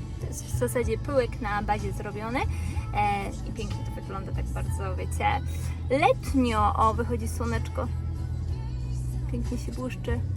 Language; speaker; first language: Polish; native; Polish